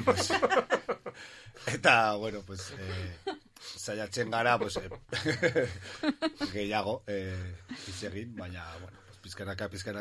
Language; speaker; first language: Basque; non-native, learner; Spanish